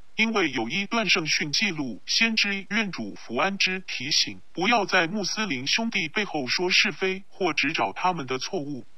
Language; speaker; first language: Chinese; non-native, local second language; Cantonese